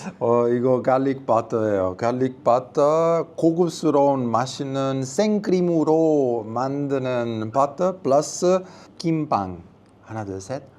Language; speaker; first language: Korean; non-native, learner; Italian